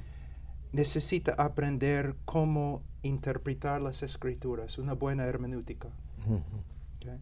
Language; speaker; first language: Spanish; non-native, fluent; English